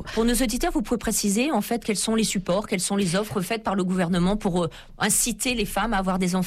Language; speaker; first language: French; native; French